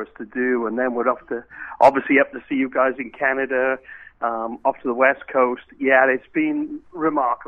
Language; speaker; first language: English; native; English